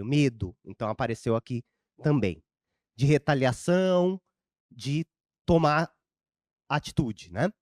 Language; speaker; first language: Portuguese; native; Portuguese